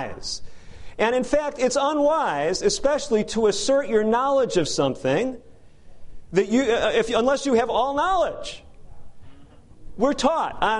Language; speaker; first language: English; native; English